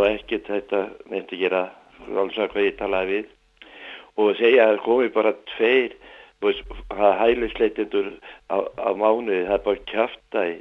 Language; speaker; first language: Icelandic; non-native, learner; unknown